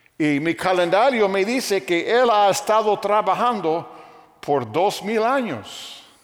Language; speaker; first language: Spanish; non-native, fluent; English